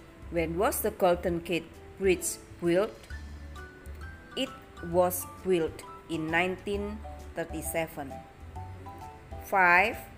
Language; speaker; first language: English; non-native, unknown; Indonesian